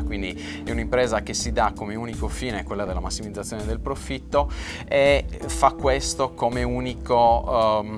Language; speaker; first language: Italian; native; Italian